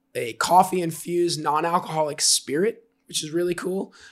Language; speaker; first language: English; native; English